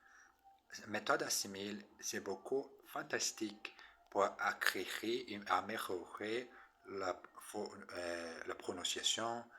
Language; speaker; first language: French; non-native, learner; Portuguese